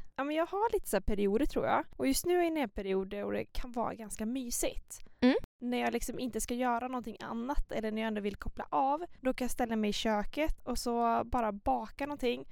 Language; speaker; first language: Swedish; early bilingual, other home language; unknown